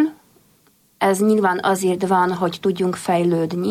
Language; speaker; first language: Hungarian; non-native, fluent; Polish